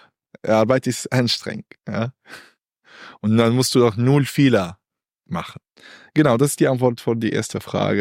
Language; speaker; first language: German; non-native, learner; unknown